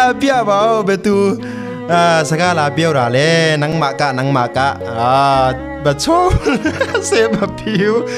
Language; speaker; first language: Burmese; non-native, local second language; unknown